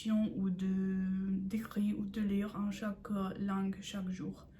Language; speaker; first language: French; non-native, learner; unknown